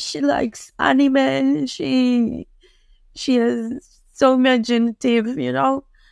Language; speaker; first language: English; non-native, fluent; Hebrew